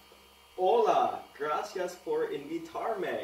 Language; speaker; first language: Spanish; non-native, learner; English